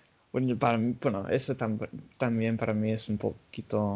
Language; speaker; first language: Spanish; non-native, fluent; English